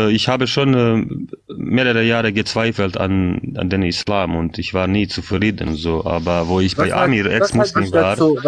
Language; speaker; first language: German; non-native, fluent; Bosnian